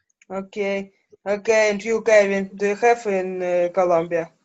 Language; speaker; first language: English; non-native, learner; Ukrainian